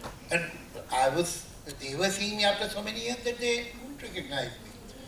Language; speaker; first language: English; non-native, local second language; Urdu